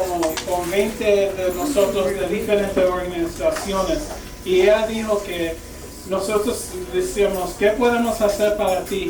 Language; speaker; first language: Spanish; early bilingual, heritage; English